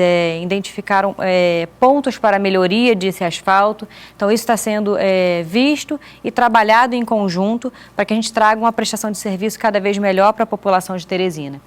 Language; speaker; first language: Portuguese; native; Portuguese